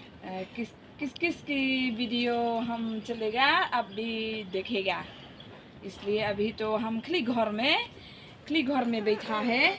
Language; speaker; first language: Hindi; non-native, local second language; Khasi